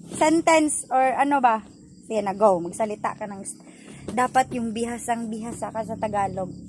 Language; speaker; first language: Filipino; non-native, local second language; Cebuano